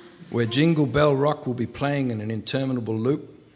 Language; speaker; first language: English; native; English